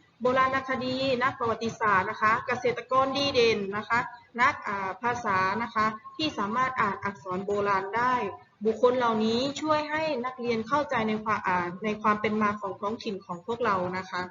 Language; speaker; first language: Thai; native; Thai